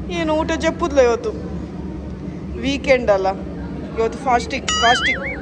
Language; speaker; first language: Kannada; native; Kannada